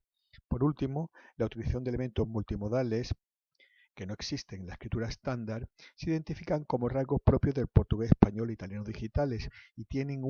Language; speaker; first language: Spanish; native; Spanish